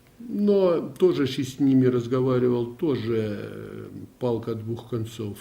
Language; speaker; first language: Russian; native; Russian